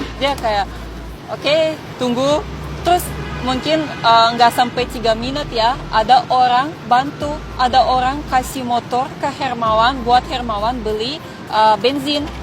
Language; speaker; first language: Indonesian; non-native, fluent; Russian